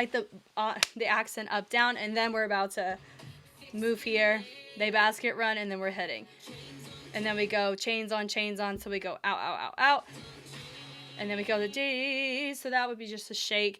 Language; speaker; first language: English; native; English